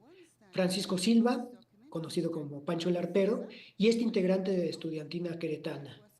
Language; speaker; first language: Spanish; native; Spanish